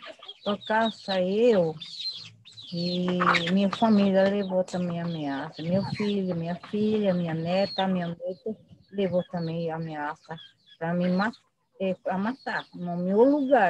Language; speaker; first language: Portuguese; non-native, local second language; Guarani